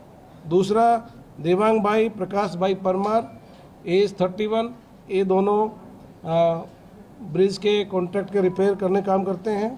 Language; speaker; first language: Hindi; non-native, local second language; Gujarati